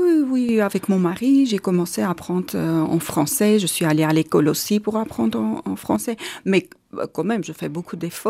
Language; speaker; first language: French; non-native, learner; Armenian